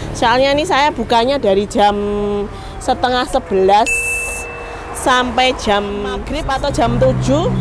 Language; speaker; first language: Indonesian; non-native, local second language; Javanese